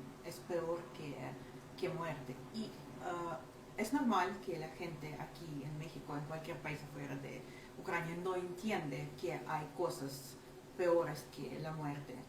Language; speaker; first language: Spanish; non-native, fluent; Ukrainian